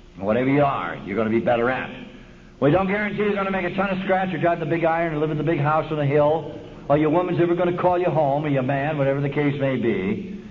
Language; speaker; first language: English; native; English